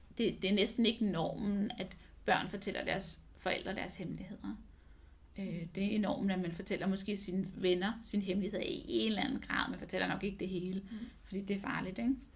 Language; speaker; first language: Danish; non-native, fluent; English